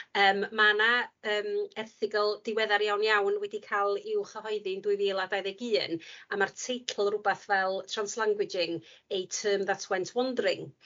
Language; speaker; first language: Welsh; native; Welsh